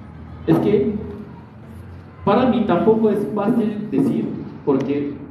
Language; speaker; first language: Spanish; non-native, learner; Korean